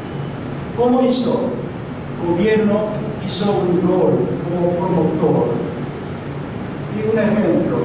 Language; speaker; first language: Spanish; non-native, learner; Korean